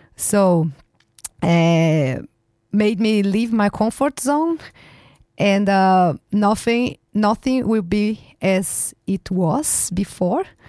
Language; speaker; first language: English; non-native, fluent; Portuguese